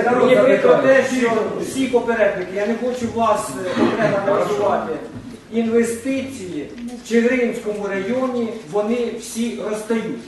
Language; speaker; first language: Ukrainian; native; Ukrainian